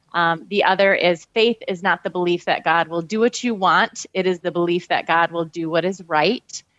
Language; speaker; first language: English; native; English